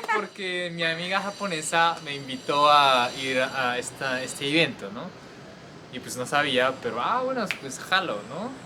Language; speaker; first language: Spanish; non-native, fluent; Japanese